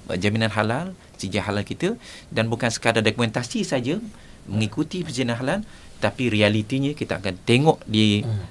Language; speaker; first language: Malay; native; Malay